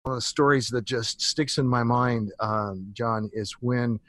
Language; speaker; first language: English; native; English